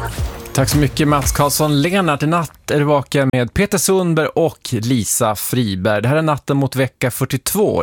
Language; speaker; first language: Swedish; native; Swedish